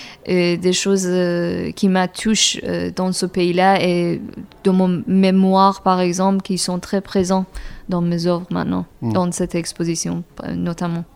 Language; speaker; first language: French; non-native, fluent; Persian